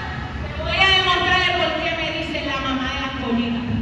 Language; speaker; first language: Spanish; native; Spanish